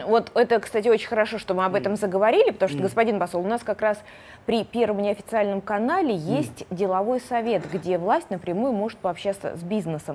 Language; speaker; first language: Russian; native; Russian